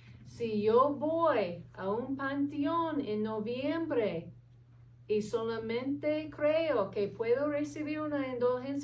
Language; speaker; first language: Spanish; non-native, fluent; English